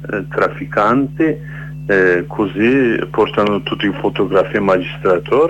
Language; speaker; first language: Italian; non-native, learner; Kurdish